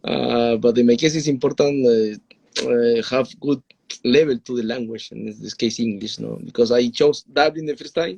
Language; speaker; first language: English; non-native, learner; Spanish